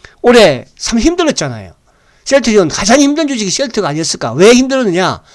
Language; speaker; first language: Korean; native; Korean